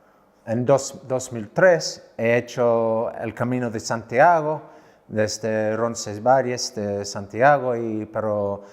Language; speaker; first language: Spanish; non-native, learner; English